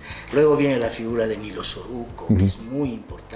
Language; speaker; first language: Spanish; native; Spanish